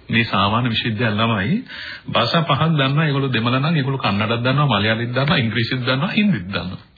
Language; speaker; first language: Sinhala; native; Sinhala